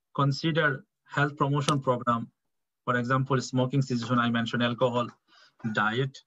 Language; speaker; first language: English; non-native, local second language; Bangla